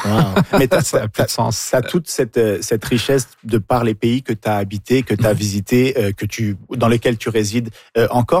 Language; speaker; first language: French; native; French